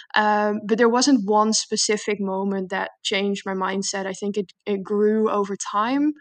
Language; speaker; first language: English; non-native, fluent; Dutch